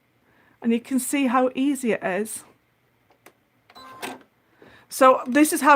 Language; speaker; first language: English; native; English